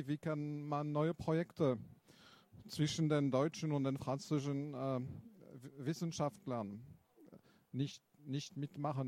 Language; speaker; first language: German; non-native, fluent; French